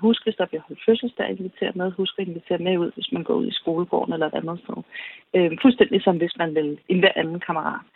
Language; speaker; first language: Danish; native; Danish